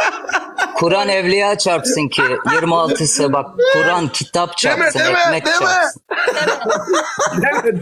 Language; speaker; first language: Turkish; native; Turkish